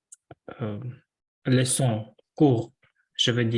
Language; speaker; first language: French; non-native, learner; Russian